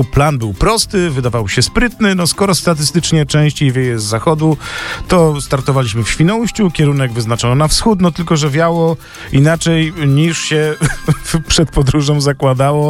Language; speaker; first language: Polish; native; Polish